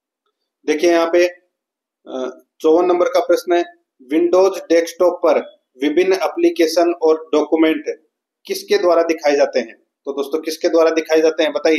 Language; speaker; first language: Hindi; native; Hindi